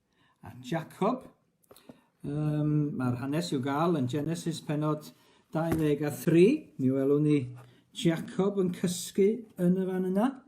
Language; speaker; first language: Welsh; native; Welsh